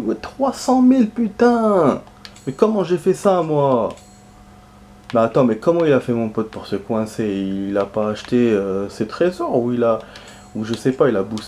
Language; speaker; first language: French; native; French